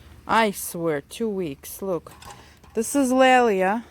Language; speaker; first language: English; non-native, fluent; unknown